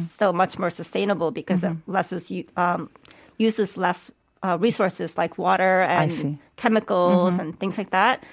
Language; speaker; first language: English; native; English